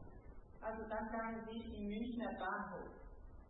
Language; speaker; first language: German; non-native, fluent; Italian